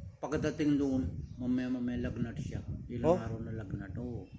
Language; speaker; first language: Filipino; non-native, learner; Punjabi